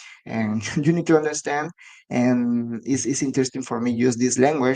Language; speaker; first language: English; non-native, learner; Spanish